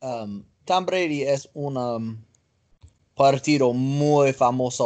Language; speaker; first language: Spanish; non-native, learner; English